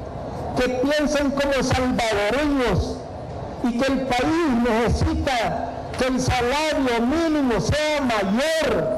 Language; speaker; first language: Spanish; native; Spanish